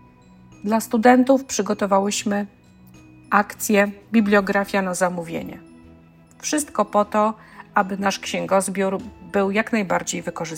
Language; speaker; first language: Polish; native; Polish